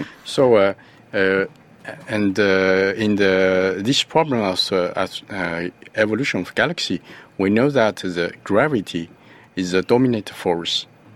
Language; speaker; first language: English; non-native, fluent; Chinese